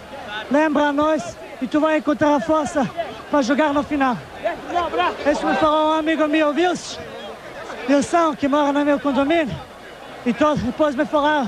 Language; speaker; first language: Portuguese; non-native, fluent; Serbian